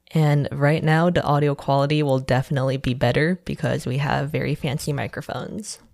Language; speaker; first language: English; non-native, fluent; Chinese